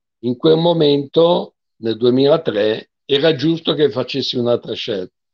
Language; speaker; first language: Italian; native; Italian